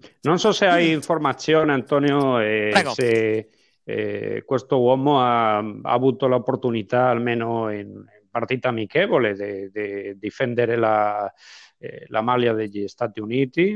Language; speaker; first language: Italian; non-native, fluent; Spanish